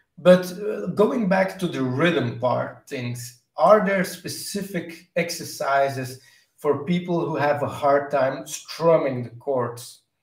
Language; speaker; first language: English; non-native, fluent; Dutch